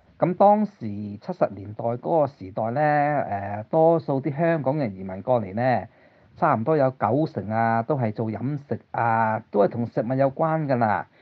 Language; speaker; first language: Cantonese; early bilingual, other home language; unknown